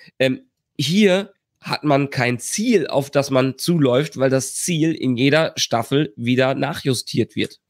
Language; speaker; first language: German; native; German